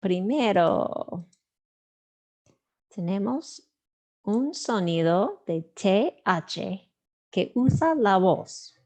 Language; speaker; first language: Spanish; non-native, fluent; English